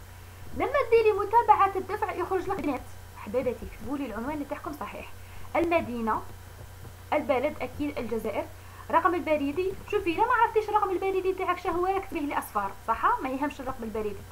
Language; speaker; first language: Arabic; native; Arabic